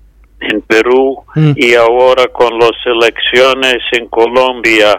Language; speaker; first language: Spanish; non-native, fluent; English